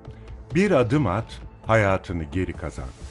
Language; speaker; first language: Turkish; native; Turkish